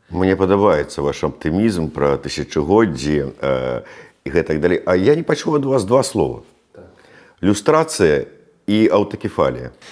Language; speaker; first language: Belarusian; native; Belarusian